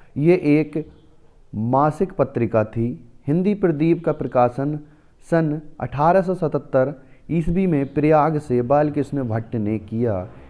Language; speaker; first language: Hindi; native; Hindi